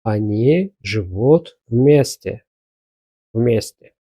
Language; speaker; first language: Russian; non-native, fluent; Azerbaijani